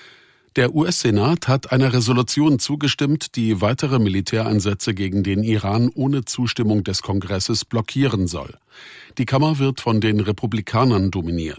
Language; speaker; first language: German; native; German